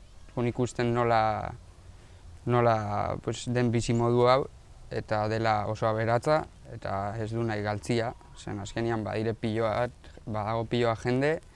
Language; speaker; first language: Basque; non-native, local second language; Spanish